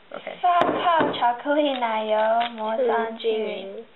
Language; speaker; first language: Chinese; early bilingual, heritage; Chinese